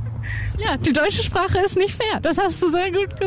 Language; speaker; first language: German; native; German